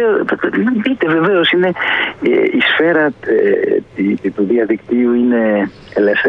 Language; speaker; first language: Greek; native; Greek